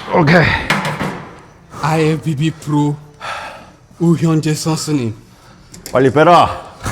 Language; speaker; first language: Korean; non-native, fluent; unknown